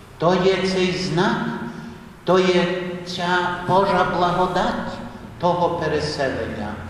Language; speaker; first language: Ukrainian; early bilingual, heritage; Ukrainian